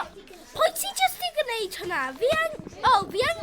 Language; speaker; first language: Welsh; non-native, local second language; English